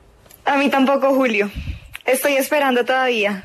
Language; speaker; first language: Spanish; native; Spanish